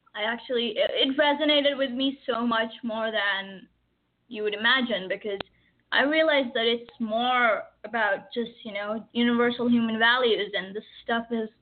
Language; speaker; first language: English; early bilingual, other home language; Arabic